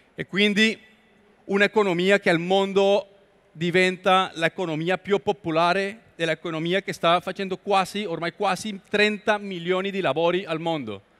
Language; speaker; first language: Italian; non-native, learner; Spanish